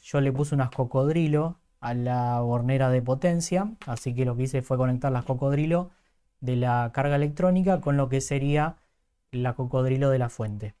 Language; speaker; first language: Spanish; native; Spanish